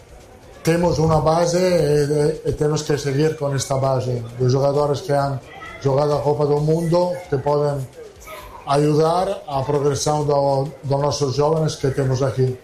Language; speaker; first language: Portuguese; non-native, fluent; Italian